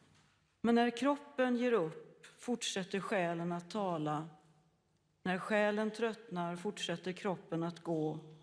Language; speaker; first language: Swedish; native; Swedish